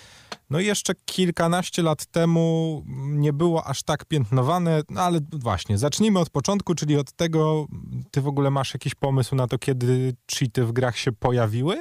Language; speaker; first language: Polish; native; Polish